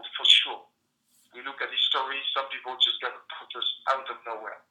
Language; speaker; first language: English; non-native, fluent; French